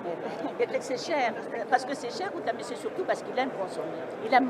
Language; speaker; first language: French; non-native, fluent; Spanish